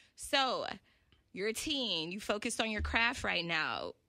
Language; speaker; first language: English; native; English